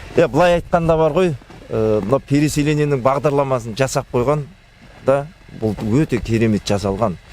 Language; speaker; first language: Kazakh; native; Kazakh